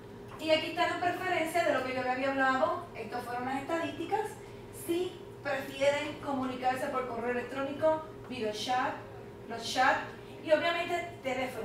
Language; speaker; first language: Spanish; native; Spanish